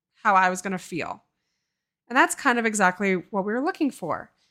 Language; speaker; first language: English; native; English